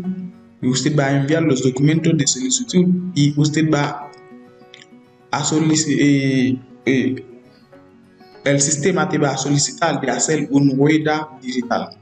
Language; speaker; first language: Spanish; non-native, learner; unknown